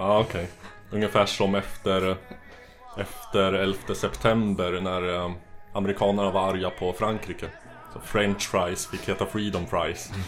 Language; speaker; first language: Swedish; native; Swedish